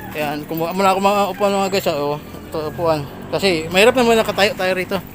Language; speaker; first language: Filipino; native; Filipino